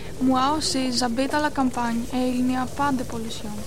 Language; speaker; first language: French; non-native, learner; Greek